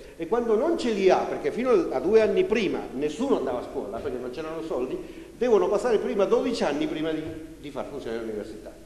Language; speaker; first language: Italian; non-native, fluent; Spanish